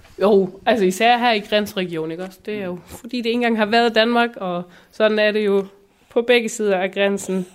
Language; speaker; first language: Danish; non-native, local second language; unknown